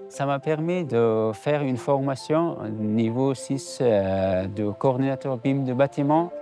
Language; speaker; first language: French; non-native, learner; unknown